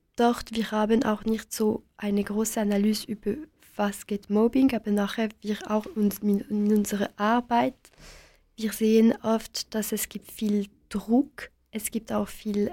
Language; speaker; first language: German; non-native, local second language; French